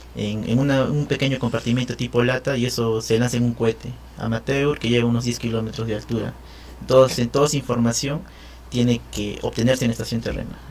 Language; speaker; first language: Spanish; native; Spanish